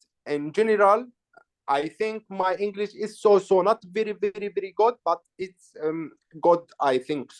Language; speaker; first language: English; non-native, learner; Arabic